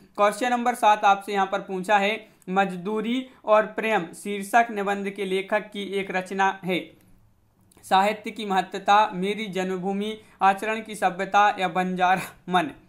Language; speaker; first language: Hindi; native; Hindi